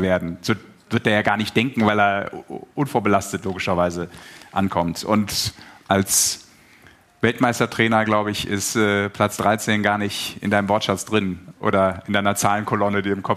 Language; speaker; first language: German; native; German